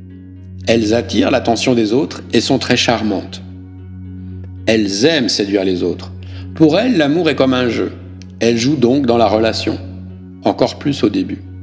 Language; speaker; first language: French; native; French